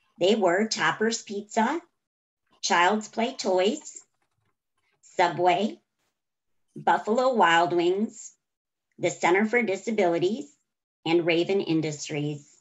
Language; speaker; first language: English; native; English